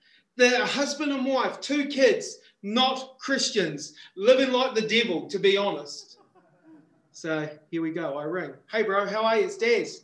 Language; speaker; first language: English; native; English